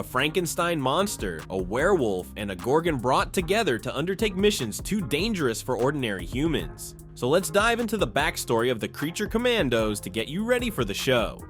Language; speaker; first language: English; native; English